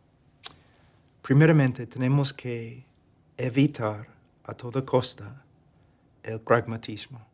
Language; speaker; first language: Spanish; non-native, fluent; English